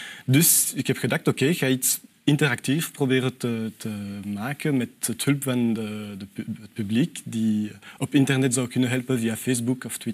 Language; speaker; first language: Dutch; non-native, local second language; French